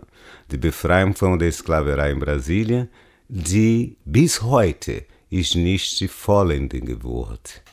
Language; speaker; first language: German; non-native, learner; Portuguese